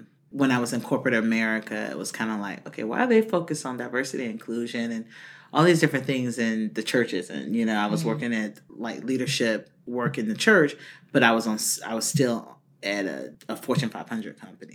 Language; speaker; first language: English; native; English